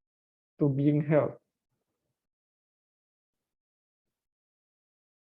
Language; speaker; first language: English; non-native, fluent; Indonesian